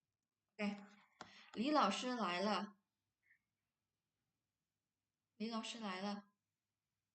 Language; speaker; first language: Chinese; non-native, fluent; Indonesian